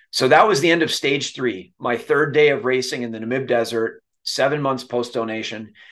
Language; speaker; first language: English; native; English